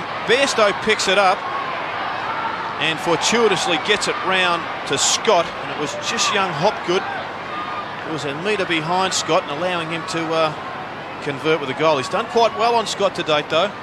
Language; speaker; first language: English; native; English